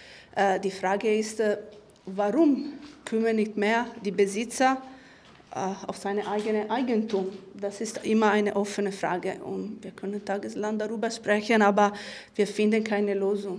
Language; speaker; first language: German; non-native, fluent; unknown